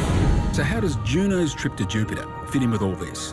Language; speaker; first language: English; native; English